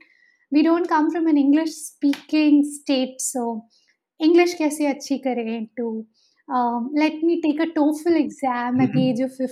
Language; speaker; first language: English; non-native, local second language; Hindi